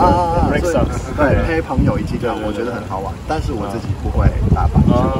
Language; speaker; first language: Chinese; non-native, fluent; English